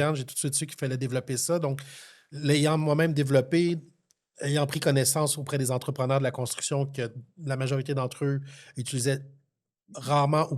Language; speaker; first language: French; native; French